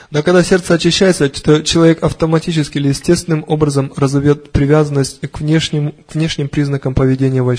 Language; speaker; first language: Russian; native; Russian